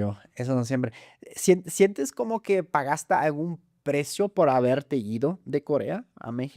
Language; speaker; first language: Spanish; non-native, fluent; German